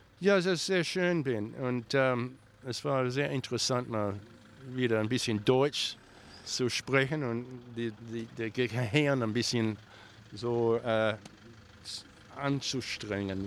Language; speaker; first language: German; early bilingual, heritage; German